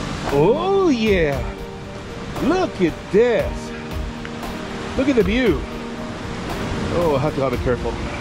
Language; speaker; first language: English; non-native, local second language; Spanish